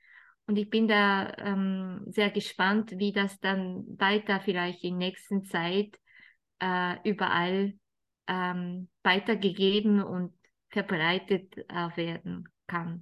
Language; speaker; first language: German; non-native, fluent; Japanese